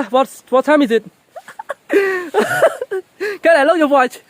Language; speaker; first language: English; non-native, local second language; Khmer